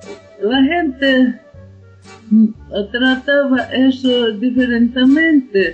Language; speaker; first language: Spanish; non-native, learner; Ukrainian